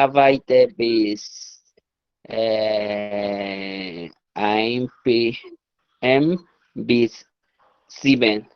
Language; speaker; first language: German; non-native, learner; Spanish